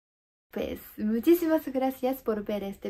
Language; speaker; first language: Spanish; non-native, fluent; Japanese